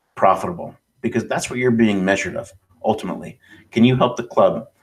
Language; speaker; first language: English; native; English